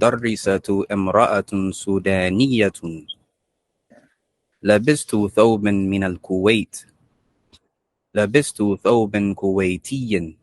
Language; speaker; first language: Arabic; non-native, learner; English